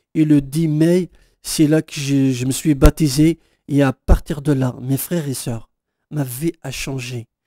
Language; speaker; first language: French; non-native, local second language; Kabyle